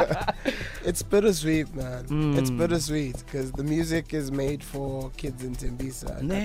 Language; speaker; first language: English; non-native, local second language; Zulu